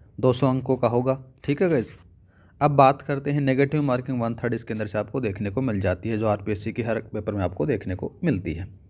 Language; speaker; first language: Hindi; native; Hindi